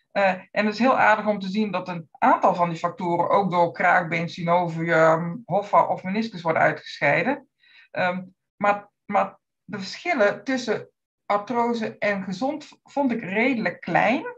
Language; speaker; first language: Dutch; native; Dutch